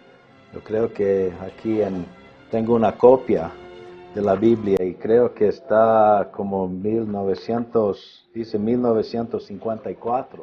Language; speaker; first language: Spanish; early bilingual, other home language; English